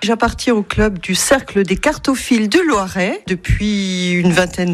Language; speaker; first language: French; native; French